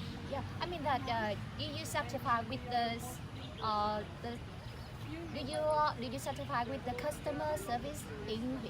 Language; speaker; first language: English; non-native, learner; Vietnamese